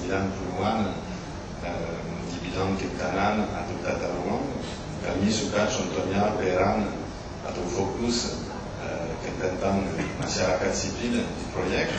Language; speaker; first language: Indonesian; non-native, learner; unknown